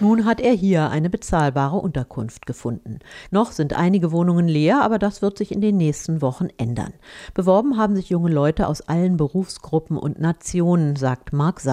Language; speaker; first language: German; native; German